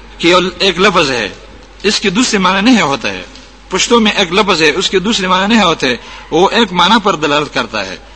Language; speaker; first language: Urdu; non-native, local second language; Pashto